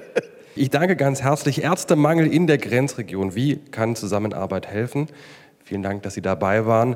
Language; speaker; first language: German; native; German